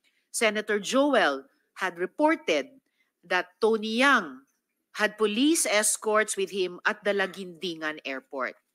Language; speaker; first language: English; non-native, local second language; Filipino